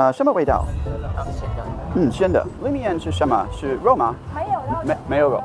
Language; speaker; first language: Chinese; non-native, learner; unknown